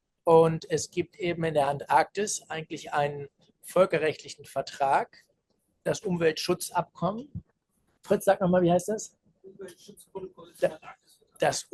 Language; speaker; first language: German; native; German